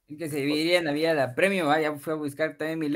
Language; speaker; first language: Spanish; native; Spanish